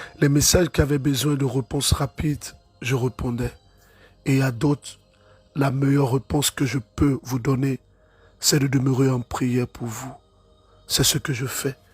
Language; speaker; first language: French; non-native, local second language; Ewe